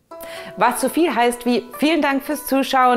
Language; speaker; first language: German; native; German